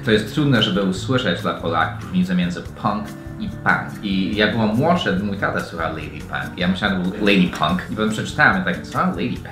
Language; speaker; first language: Polish; non-native, fluent; English